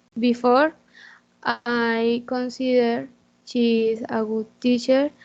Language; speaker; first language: English; non-native, learner; Spanish